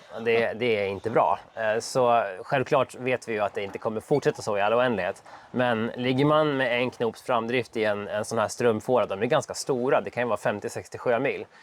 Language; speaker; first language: Swedish; native; Swedish